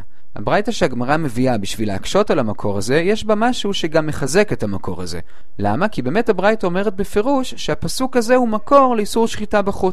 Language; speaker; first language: Hebrew; native; Hebrew